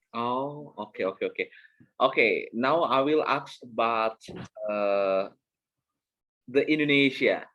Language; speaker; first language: English; non-native, learner; Indonesian